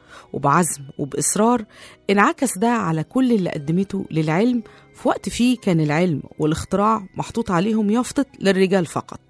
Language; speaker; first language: Arabic; native; Arabic